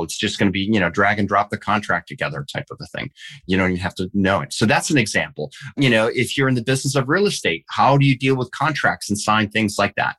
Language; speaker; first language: English; early bilingual, heritage; English